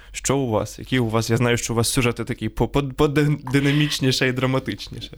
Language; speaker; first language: Ukrainian; native; Ukrainian